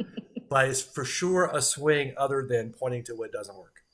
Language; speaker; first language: English; native; English